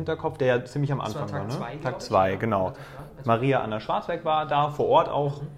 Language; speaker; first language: German; native; German